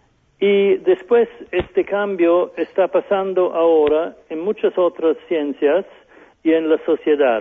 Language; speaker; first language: Spanish; non-native, fluent; German